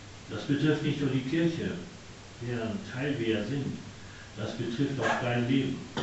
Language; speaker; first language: German; native; German